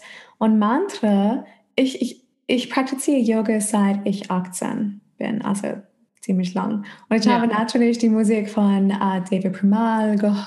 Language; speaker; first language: German; non-native, fluent; English